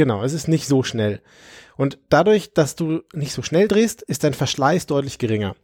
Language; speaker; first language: German; native; German